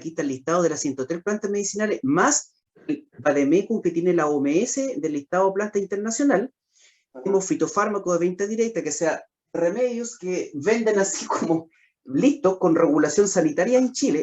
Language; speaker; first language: Spanish; native; Spanish